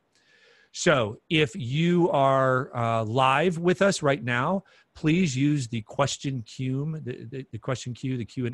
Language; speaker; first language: English; native; English